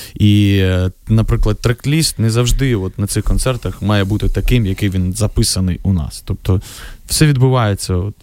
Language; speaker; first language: Ukrainian; non-native, local second language; Russian